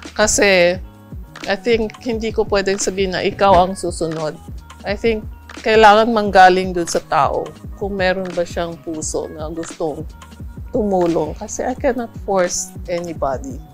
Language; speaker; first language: Filipino; non-native, local second language; Cebuano